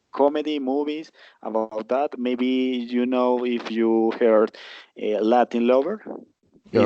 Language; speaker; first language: English; non-native, learner; Spanish